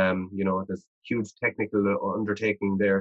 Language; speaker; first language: English; native; English